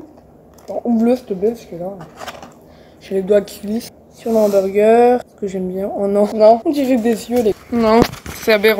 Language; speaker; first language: French; native; French